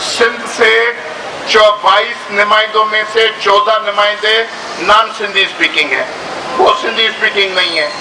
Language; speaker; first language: Urdu; non-native, local second language; Sindhi